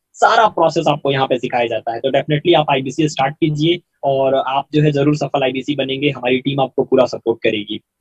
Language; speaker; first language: Hindi; native; Hindi